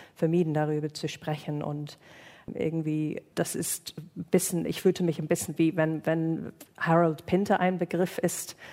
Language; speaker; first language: German; non-native, fluent; English